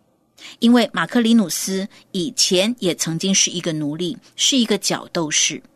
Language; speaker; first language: Chinese; native; Chinese